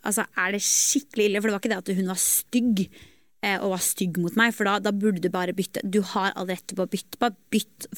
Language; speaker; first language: Norwegian; native; Norwegian